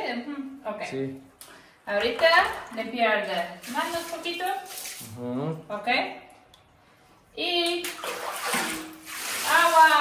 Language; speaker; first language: Spanish; non-native, learner; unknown